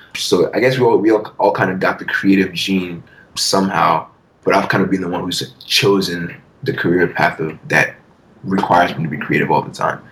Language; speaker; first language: English; early bilingual, other home language; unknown